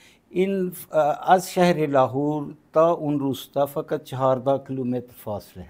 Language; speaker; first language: Persian; non-native, fluent; Punjabi